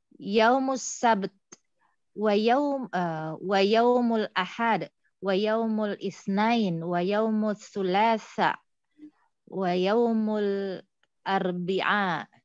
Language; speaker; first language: Arabic; non-native, learner; Indonesian